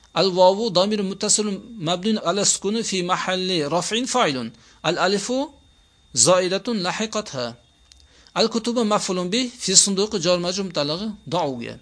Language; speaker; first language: Arabic; non-native, fluent; Uzbek